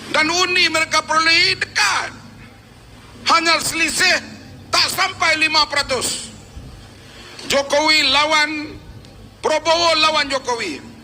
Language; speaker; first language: Malay; native; Malay